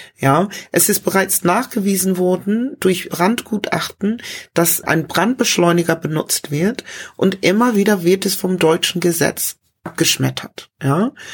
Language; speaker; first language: German; early bilingual, other home language; English